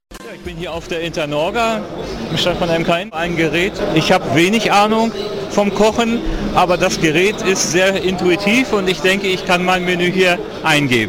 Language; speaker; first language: German; native; German